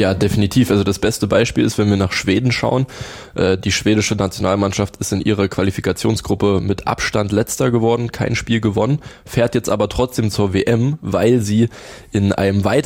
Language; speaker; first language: German; native; German